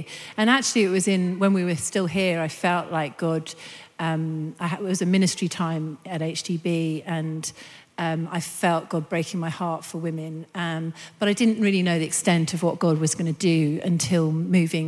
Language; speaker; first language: English; native; English